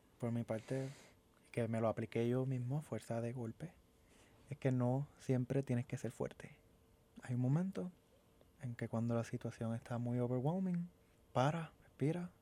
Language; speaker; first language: Spanish; native; Spanish